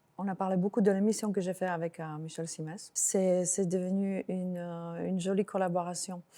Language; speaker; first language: French; non-native, fluent; Slovak